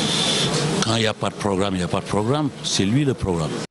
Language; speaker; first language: French; non-native, local second language; Wolof